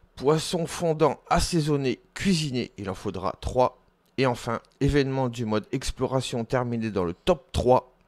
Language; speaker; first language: French; native; French